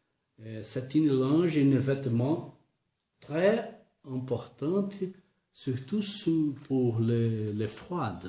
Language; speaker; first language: French; non-native, learner; Portuguese